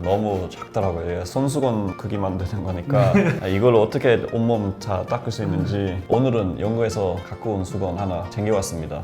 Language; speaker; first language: Korean; non-native, fluent; English